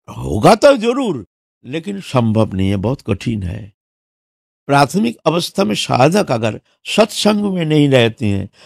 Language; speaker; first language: Hindi; non-native, local second language; Bangla